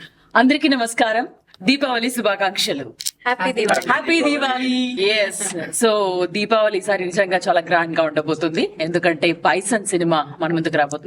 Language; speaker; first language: Telugu; native; Telugu